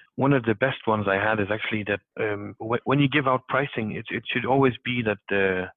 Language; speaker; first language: English; non-native, fluent; Danish